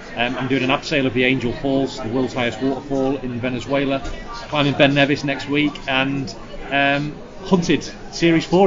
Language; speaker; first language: English; native; English